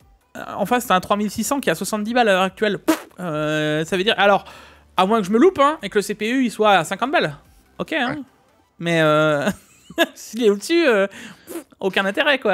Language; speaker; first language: French; native; French